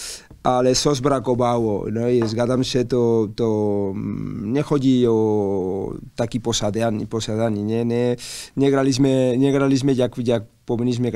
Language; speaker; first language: Polish; non-native, learner; Spanish